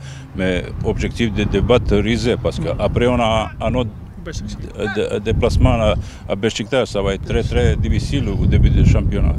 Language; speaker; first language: French; non-native, fluent; Bosnian